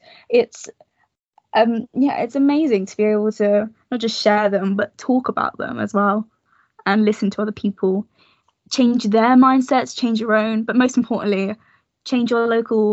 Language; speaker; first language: English; native; English